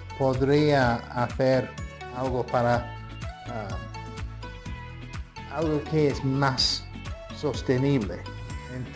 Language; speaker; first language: Spanish; non-native, fluent; English